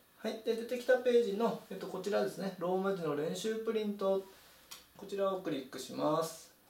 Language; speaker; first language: Japanese; native; Japanese